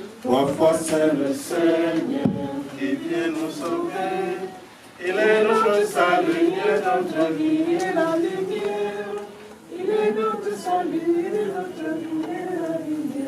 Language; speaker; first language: French; native; French